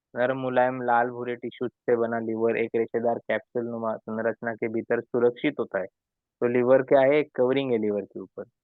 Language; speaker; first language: Hindi; non-native, local second language; Marathi